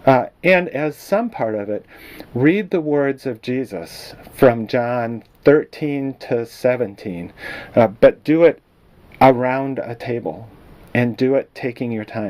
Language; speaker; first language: English; native; English